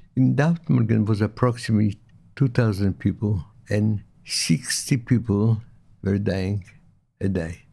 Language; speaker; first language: English; non-native, fluent; Lithuanian